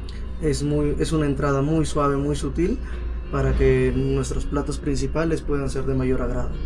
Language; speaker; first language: Spanish; native; Spanish